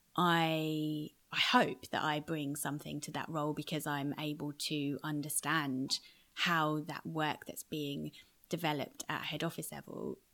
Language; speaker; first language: English; native; English